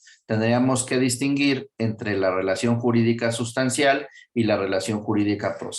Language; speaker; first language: Spanish; native; Spanish